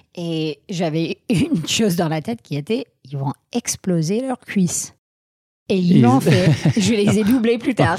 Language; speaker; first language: French; non-native, fluent; English